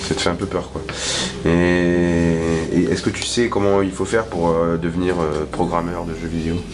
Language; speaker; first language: French; native; French